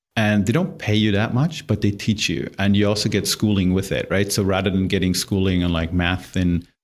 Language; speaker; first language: English; non-native, fluent; German